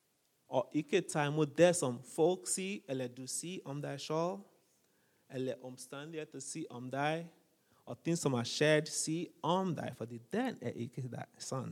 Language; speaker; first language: Norwegian; non-native, fluent; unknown